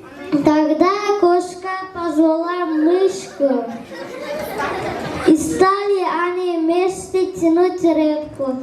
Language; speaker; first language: Russian; non-native, learner; Uzbek